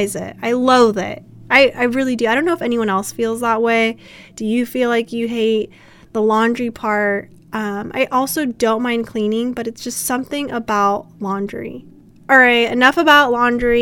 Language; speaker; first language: English; native; English